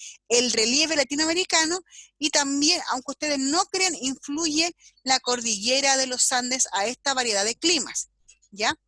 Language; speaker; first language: Spanish; native; Spanish